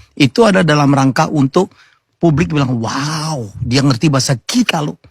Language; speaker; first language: Indonesian; native; Indonesian